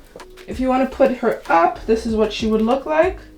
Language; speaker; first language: English; native; English